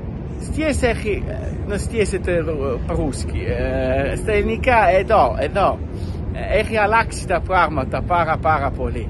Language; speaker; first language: Greek; non-native, learner; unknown